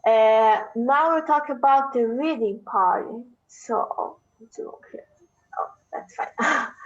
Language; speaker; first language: English; non-native, fluent; Portuguese